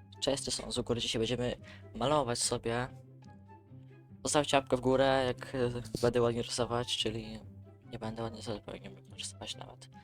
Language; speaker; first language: Polish; native; Polish